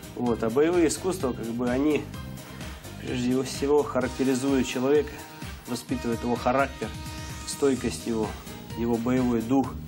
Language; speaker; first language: Russian; native; Russian